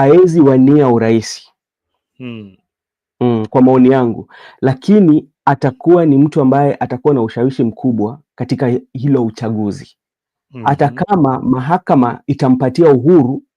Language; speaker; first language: Swahili; non-native, local second language; Luo (Kenya and Tanzania)